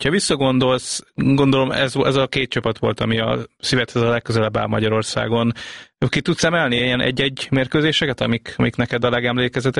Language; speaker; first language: Hungarian; native; Hungarian